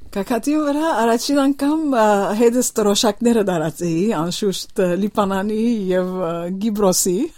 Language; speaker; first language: Armenian; early bilingual, heritage; Armenian